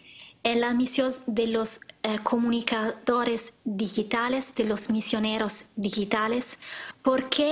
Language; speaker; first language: Spanish; non-native, learner; Italian